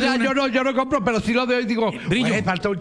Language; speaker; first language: Spanish; native; Spanish